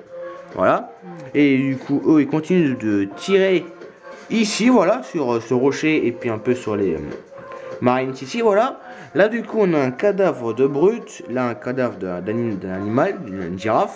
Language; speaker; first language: French; native; French